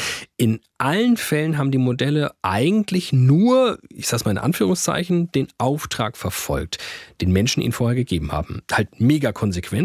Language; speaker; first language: German; native; German